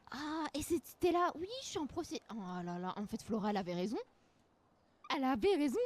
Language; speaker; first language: French; native; French